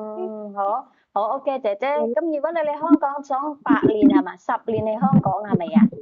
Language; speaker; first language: Cantonese; native; Cantonese